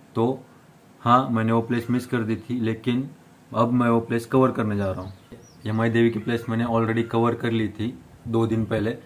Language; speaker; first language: Hindi; non-native, local second language; Marathi